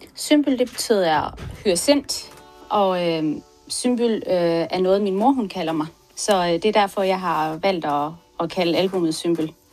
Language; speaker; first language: Danish; early bilingual, other home language; Turkish